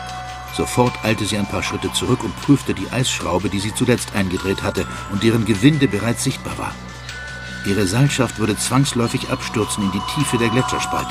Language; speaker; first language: German; native; German